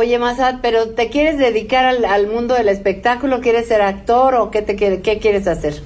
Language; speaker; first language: Spanish; native; Spanish